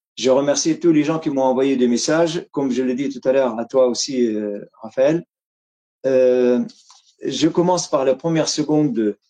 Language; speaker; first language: French; non-native, fluent; Arabic